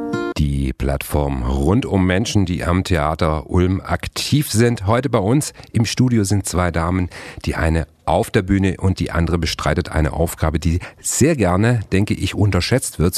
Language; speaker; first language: German; native; German